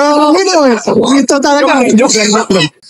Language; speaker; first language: Filipino; non-native, learner; English